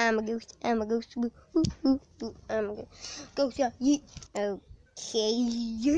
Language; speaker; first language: English; native; English